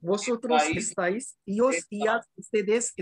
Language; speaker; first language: Spanish; non-native, learner; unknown